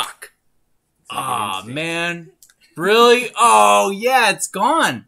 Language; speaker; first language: English; native; English